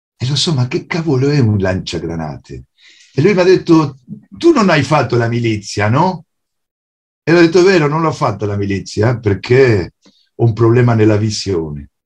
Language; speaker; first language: Italian; non-native, fluent; Spanish